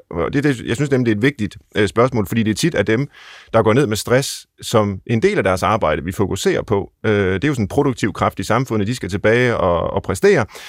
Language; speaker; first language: Danish; native; Danish